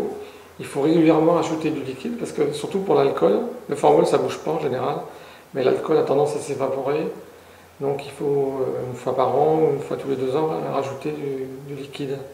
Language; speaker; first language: French; native; French